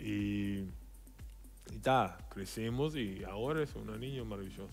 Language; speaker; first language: Spanish; non-native, learner; English